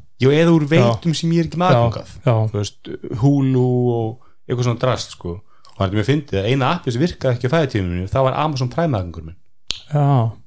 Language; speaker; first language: Icelandic; native; Icelandic